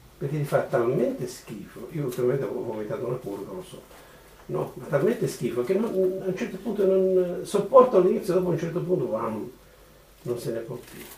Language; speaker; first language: Italian; native; Italian